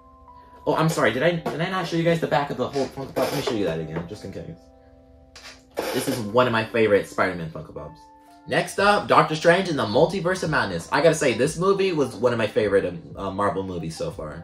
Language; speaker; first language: English; native; English